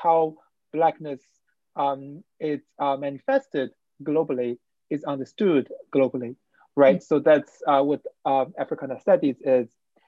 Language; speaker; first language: English; non-native, fluent; Chinese